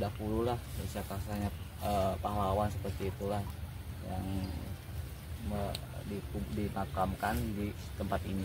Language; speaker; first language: Indonesian; native; Indonesian